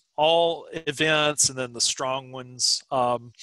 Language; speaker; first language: English; native; English